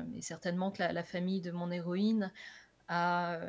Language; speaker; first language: French; native; French